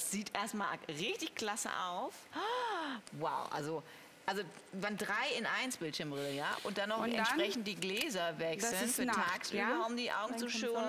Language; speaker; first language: German; native; German